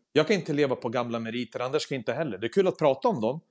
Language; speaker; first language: Swedish; early bilingual, other home language; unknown